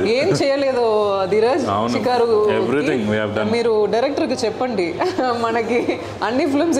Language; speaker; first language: Telugu; non-native, learner; Tamil